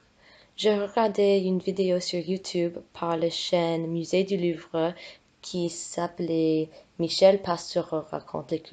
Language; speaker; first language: French; non-native, fluent; English